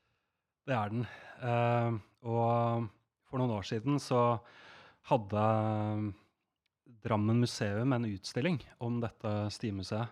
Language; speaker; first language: Norwegian; native; Norwegian